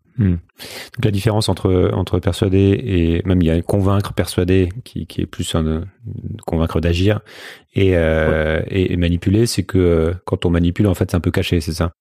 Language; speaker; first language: French; native; French